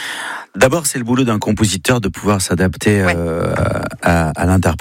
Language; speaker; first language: French; native; French